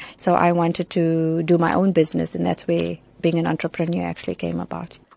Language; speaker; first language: English; native; English